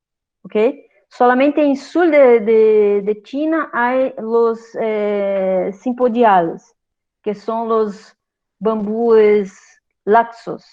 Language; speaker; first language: Spanish; non-native, learner; Portuguese